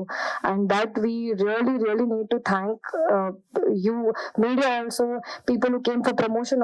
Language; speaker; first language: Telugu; non-native, learner; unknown